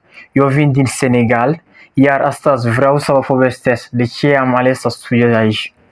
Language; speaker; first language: Romanian; non-native, learner; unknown